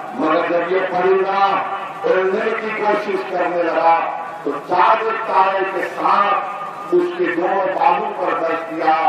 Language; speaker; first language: Urdu; native; Urdu